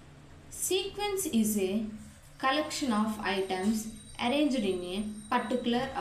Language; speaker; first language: English; non-native, local second language; Telugu